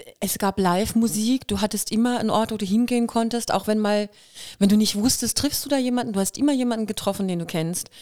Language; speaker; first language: German; native; German